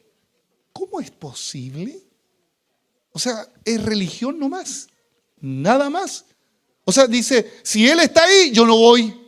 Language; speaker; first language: Spanish; native; Spanish